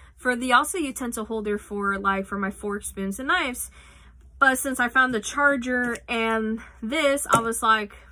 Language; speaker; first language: English; native; English